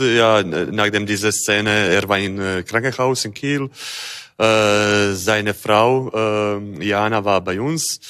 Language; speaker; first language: German; non-native, learner; Croatian